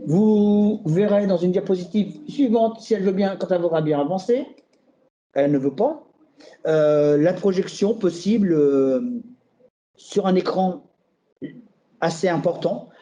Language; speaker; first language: French; native; French